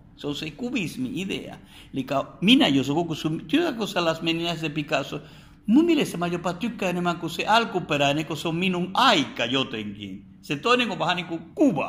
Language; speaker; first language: Finnish; non-native, fluent; Spanish